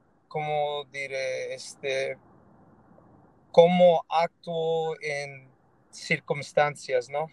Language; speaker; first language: Spanish; early bilingual, heritage; Spanish